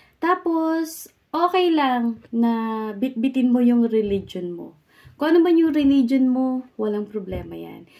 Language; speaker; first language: Filipino; native; Filipino